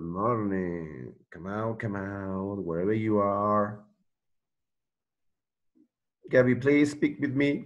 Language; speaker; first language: English; non-native, learner; Spanish